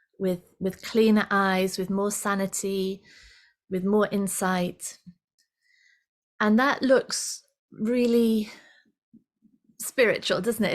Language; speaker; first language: English; native; English